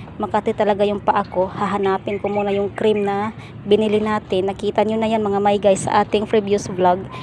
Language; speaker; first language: Filipino; non-native, local second language; Cebuano